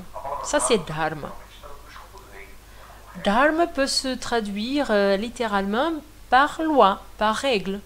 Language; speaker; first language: French; non-native, fluent; Portuguese